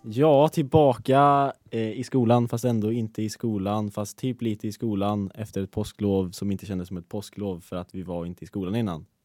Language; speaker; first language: Swedish; native; Swedish